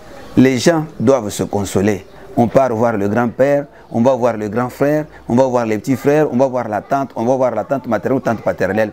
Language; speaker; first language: French; non-native, local second language; Luba-Lulua